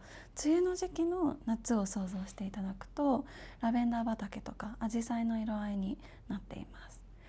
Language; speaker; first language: Japanese; native; Japanese